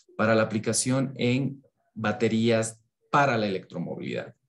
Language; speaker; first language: Spanish; native; Spanish